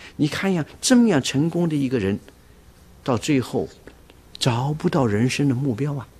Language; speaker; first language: Chinese; native; Chinese